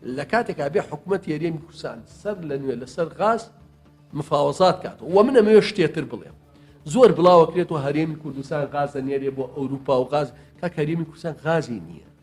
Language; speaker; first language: Central Kurdish; native; Central Kurdish